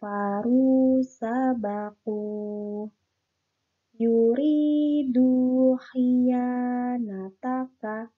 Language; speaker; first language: Arabic; non-native, learner; Indonesian